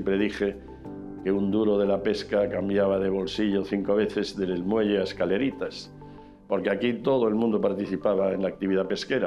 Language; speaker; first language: Spanish; native; Spanish